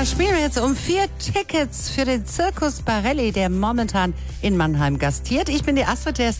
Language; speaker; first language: German; native; German